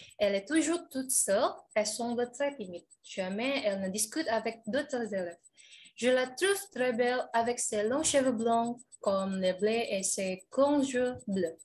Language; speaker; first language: French; non-native, fluent; Indonesian